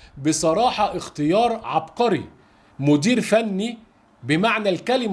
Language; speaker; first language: Arabic; native; Arabic